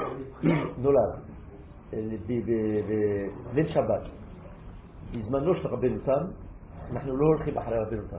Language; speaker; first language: Hebrew; non-native, fluent; French